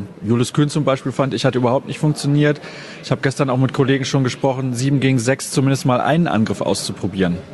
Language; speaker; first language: German; native; German